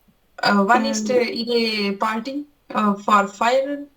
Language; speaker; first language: German; non-native, learner; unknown